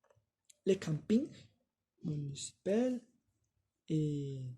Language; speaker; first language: French; non-native, learner; Spanish